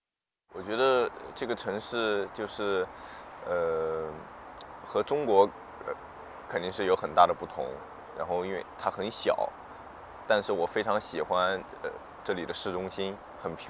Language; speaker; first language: Portuguese; non-native, learner; Chinese